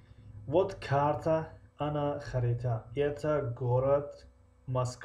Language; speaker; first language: Russian; non-native, fluent; Tajik